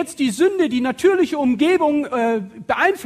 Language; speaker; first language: German; native; German